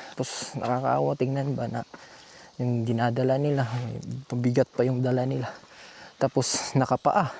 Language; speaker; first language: Filipino; non-native, local second language; Cebuano